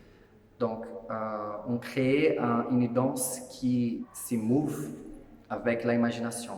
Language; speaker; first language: French; non-native, fluent; Portuguese